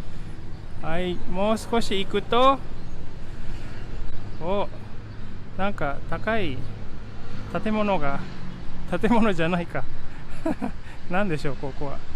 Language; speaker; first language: Japanese; non-native, fluent; Indonesian